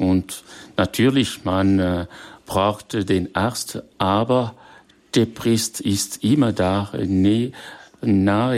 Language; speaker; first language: German; non-native, fluent; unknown